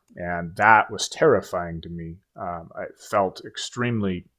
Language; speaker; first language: English; native; English